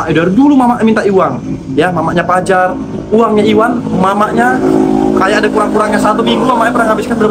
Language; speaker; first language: Malay; native; Malay